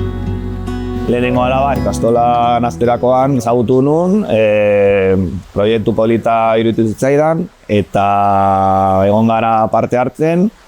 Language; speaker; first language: Basque; non-native, local second language; Spanish